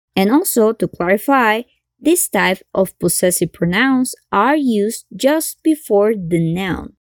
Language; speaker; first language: English; non-native, fluent; Spanish